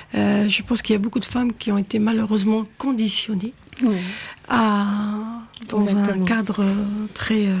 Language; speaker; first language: French; non-native, local second language; Arabic